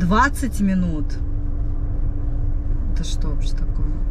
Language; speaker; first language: Russian; native; Russian